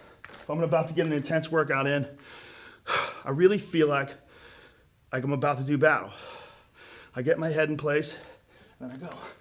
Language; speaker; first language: English; native; English